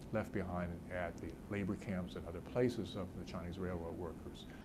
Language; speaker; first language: English; native; English